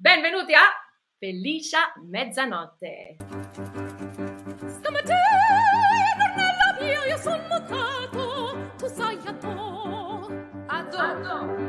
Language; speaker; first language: Italian; early bilingual, heritage; English